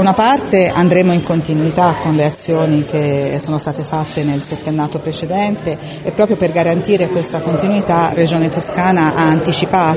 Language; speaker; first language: Italian; native; Italian